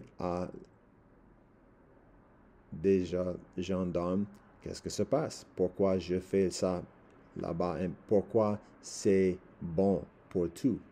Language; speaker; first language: French; non-native, learner; English